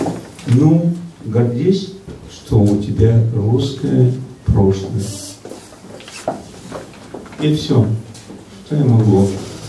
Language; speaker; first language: Russian; early bilingual, heritage; Russian